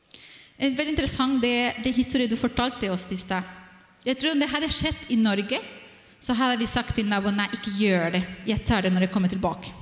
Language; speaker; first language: Norwegian; non-native, fluent; Spanish